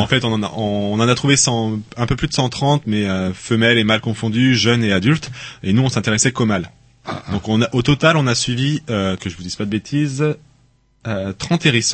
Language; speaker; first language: French; native; French